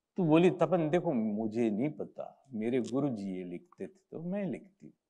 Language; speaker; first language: Hindi; non-native, local second language; Gujarati